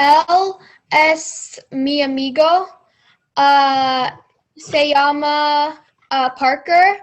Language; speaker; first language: Spanish; non-native, learner; English